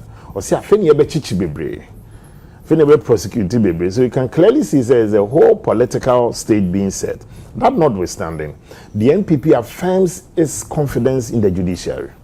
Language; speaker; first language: English; non-native, local second language; Akan